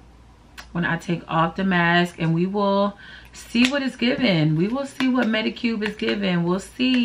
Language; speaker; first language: English; native; English